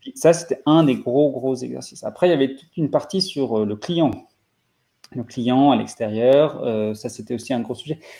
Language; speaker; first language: French; native; French